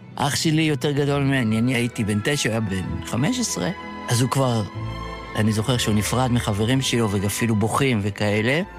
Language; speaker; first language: Hebrew; early bilingual, other home language; Yiddish